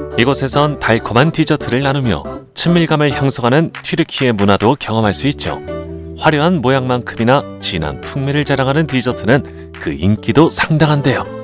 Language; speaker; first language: Korean; native; Korean